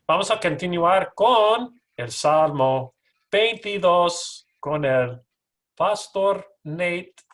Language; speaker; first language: Spanish; non-native, learner; English